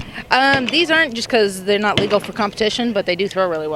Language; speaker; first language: English; native; English